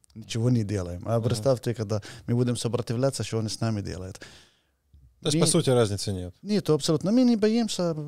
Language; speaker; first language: Russian; non-native, fluent; Arabic